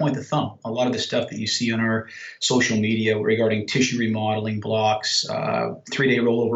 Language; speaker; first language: English; native; English